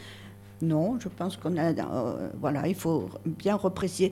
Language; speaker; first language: French; native; French